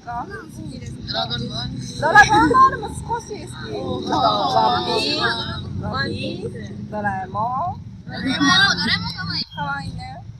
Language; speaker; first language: Japanese; non-native, learner; Indonesian